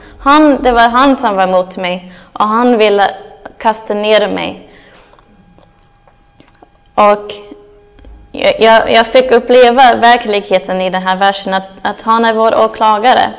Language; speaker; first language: Swedish; non-native, fluent; English